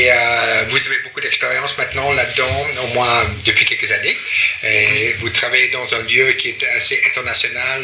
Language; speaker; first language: French; non-native, fluent; English